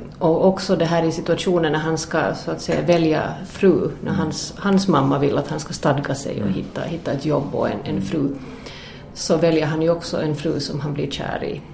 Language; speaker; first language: Swedish; native; Swedish